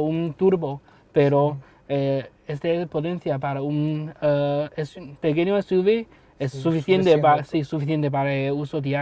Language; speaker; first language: Spanish; non-native, learner; Chinese